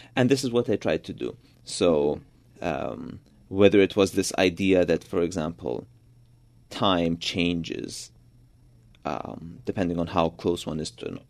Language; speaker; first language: English; non-native, fluent; Georgian